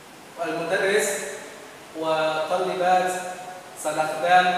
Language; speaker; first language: Arabic; non-native, learner; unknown